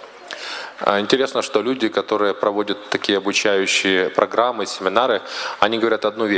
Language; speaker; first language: Russian; native; Russian